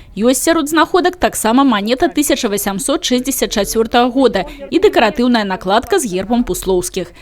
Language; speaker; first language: Belarusian; native; Belarusian